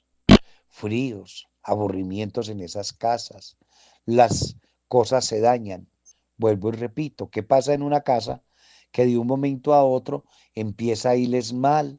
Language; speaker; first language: Spanish; native; Spanish